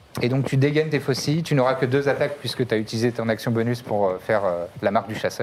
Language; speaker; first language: French; native; French